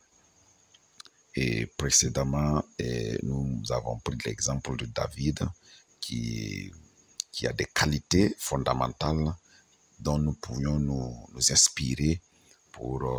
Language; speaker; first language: French; non-native, local second language; Mossi